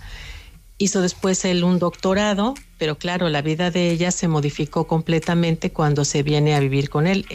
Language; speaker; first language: Spanish; native; Spanish